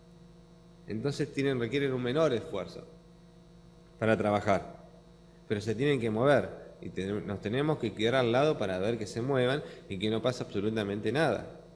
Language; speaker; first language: Spanish; native; Spanish